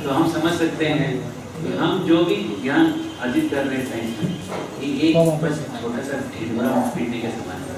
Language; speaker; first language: Hindi; native; Hindi